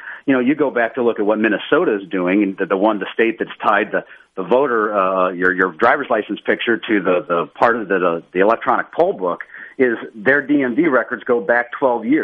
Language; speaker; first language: English; native; English